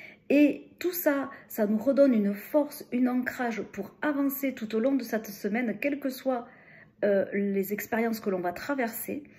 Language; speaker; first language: French; native; French